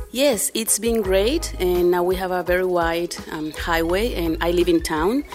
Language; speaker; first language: English; non-native, fluent; Spanish